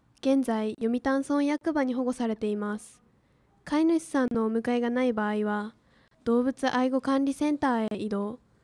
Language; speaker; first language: Japanese; native; Japanese